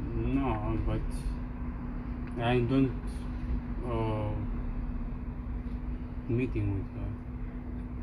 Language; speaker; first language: English; non-native, learner; Romanian